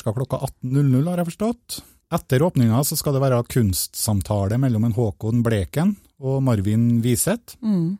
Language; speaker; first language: Norwegian; native; Norwegian